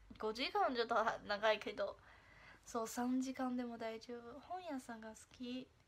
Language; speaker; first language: Japanese; non-native, fluent; Chinese